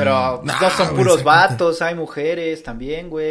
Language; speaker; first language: Spanish; native; Spanish